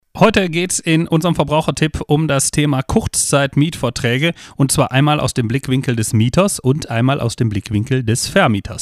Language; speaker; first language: German; native; German